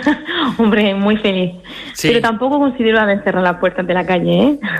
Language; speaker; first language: Spanish; early bilingual, heritage; French